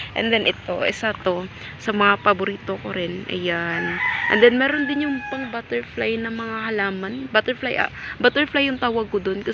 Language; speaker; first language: Filipino; non-native, local second language; Cebuano